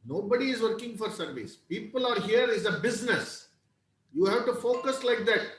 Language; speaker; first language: English; non-native, local second language; Tamil